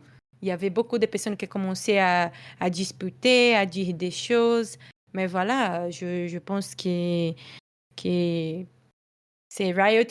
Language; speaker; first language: French; non-native, fluent; Portuguese